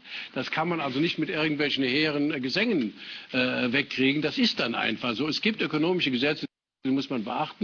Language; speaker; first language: German; native; German